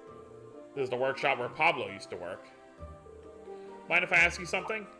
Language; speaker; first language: English; native; English